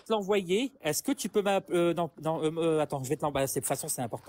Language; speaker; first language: French; native; French